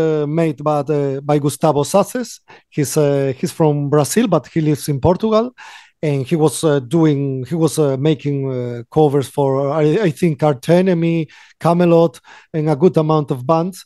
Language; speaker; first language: English; non-native, fluent; Spanish